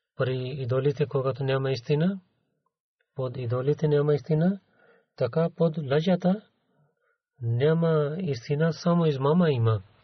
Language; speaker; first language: Bulgarian; non-native, learner; Urdu